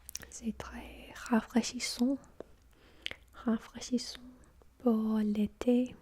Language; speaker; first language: French; non-native, fluent; English